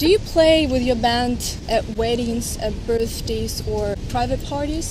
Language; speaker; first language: English; non-native, fluent; Russian